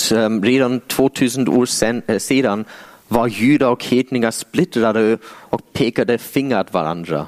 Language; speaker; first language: Swedish; non-native, fluent; English